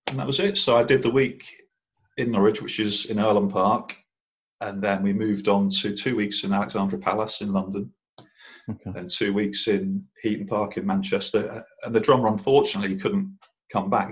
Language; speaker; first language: English; native; English